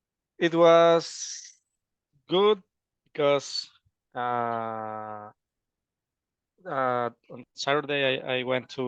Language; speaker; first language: English; non-native, learner; Spanish